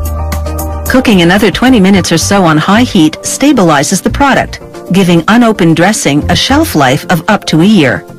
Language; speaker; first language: English; native; English